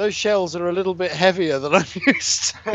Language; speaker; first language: English; native; English